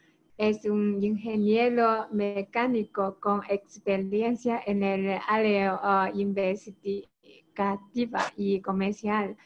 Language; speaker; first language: Spanish; non-native, learner; Chinese